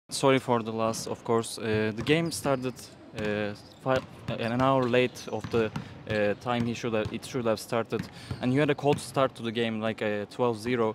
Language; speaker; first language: English; non-native, fluent; Turkish